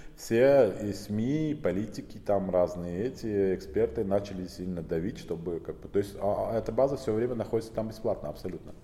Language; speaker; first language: Russian; non-native, local second language; Tajik